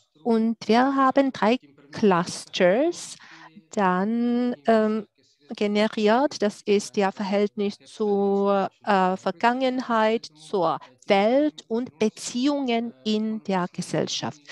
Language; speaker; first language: German; non-native, fluent; Czech